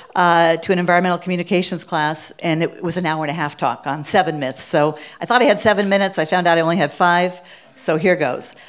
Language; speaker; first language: English; native; English